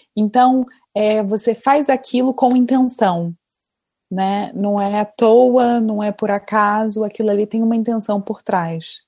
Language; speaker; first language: Portuguese; native; Portuguese